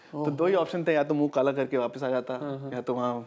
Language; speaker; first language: Hindi; native; Hindi